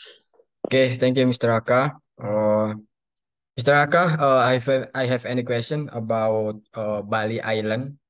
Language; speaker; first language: English; non-native, learner; Indonesian